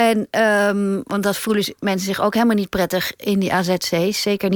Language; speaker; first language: Dutch; native; Dutch